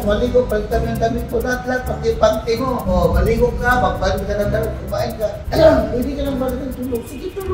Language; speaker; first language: Filipino; non-native, local second language; Cebuano